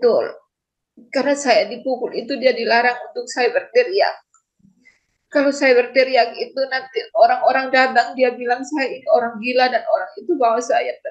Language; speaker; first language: Indonesian; non-native, local second language; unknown